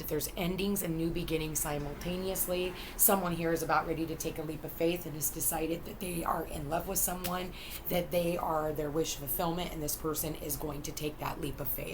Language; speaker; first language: English; native; English